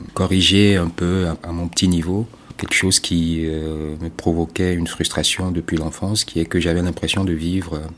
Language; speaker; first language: French; non-native, local second language; Ewe